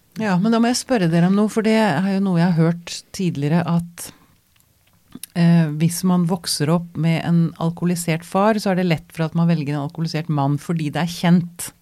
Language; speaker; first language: Norwegian; native; Norwegian